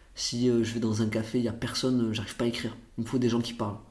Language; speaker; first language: French; early bilingual, other home language; Portuguese